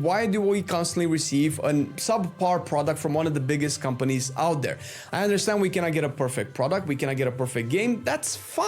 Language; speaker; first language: English; native; English